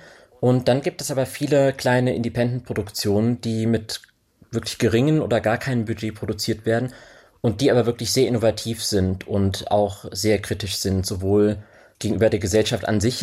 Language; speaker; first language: German; native; German